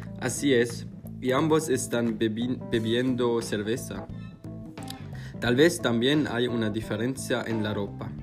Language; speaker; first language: Spanish; non-native, learner; German